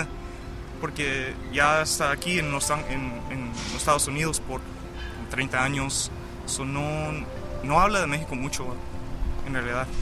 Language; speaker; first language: Spanish; early bilingual, heritage; English